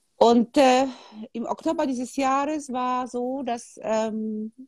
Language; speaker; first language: German; non-native, fluent; Polish